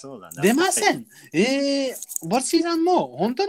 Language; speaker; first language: Japanese; non-native, learner; English